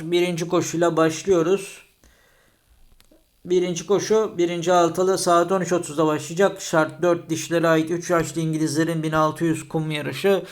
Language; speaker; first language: Turkish; native; Turkish